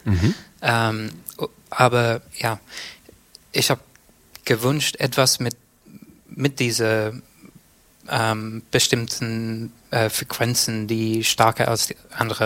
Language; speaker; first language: German; non-native, learner; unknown